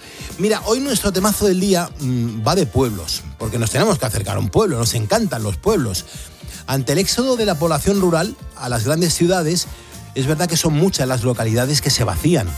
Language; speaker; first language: Spanish; native; Spanish